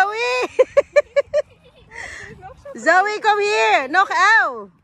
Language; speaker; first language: Dutch; non-native, learner; Filipino